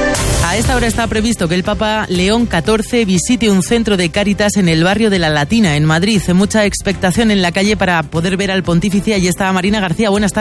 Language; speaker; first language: Spanish; native; Spanish